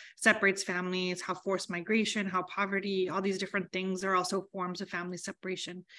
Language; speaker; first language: English; early bilingual, other home language; Spanish